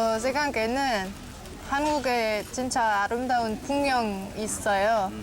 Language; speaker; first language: Korean; non-native, learner; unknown